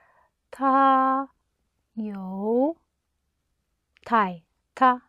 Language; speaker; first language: Chinese; non-native, learner; English